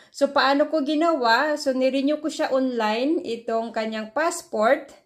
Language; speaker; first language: Filipino; native; Filipino